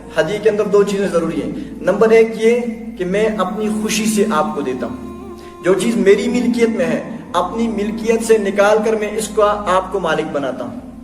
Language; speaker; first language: Urdu; non-native, local second language; Kashmiri